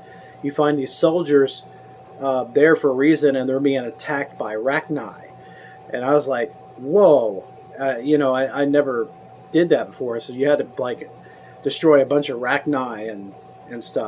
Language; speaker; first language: English; native; English